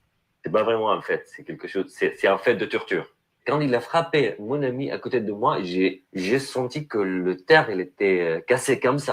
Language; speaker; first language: French; non-native, learner; Arabic